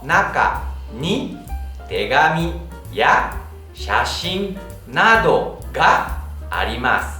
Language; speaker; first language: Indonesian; non-native, fluent; Japanese